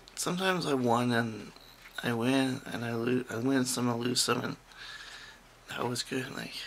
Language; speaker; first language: English; native; English